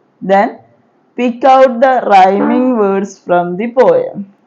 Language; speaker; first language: English; non-native, local second language; Malayalam